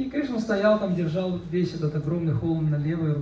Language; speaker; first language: Russian; native; Russian